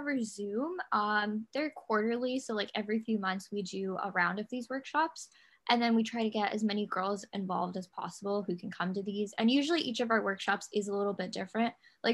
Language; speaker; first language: English; native; English